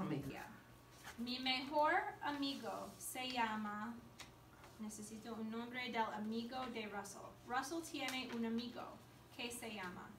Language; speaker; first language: Spanish; non-native, learner; English